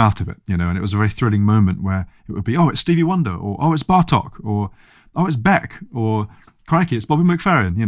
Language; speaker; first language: English; native; English